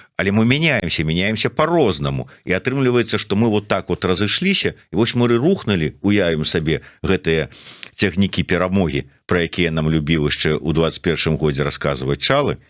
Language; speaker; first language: Belarusian; non-native, local second language; Russian